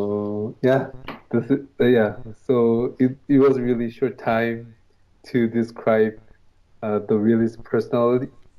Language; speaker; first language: English; non-native, learner; Korean